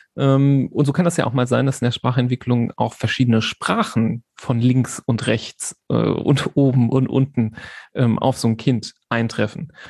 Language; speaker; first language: German; native; German